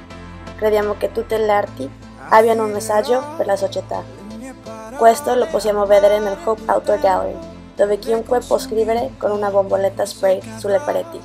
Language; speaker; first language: Italian; non-native, learner; English